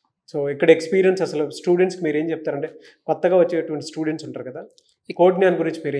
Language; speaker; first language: Telugu; native; Telugu